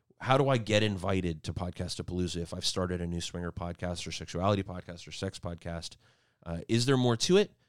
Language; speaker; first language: English; native; English